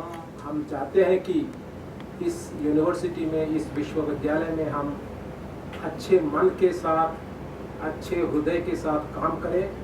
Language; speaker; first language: Hindi; non-native, local second language; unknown